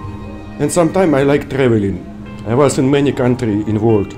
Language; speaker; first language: English; non-native, learner; Russian